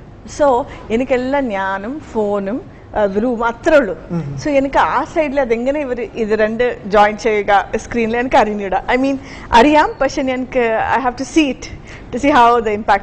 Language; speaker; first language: Malayalam; non-native, learner; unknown